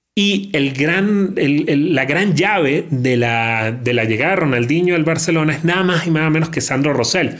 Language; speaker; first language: Spanish; native; Spanish